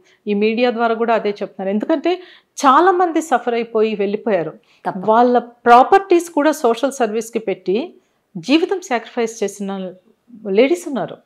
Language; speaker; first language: Telugu; native; Telugu